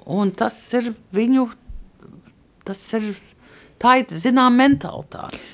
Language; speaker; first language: Latvian; early bilingual, heritage; Latvian